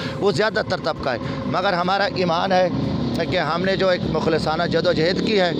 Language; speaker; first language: Urdu; non-native, local second language; Saraiki